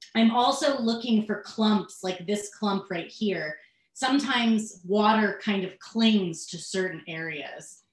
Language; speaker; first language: English; native; English